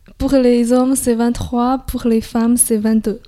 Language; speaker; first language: French; non-native, fluent; Chinese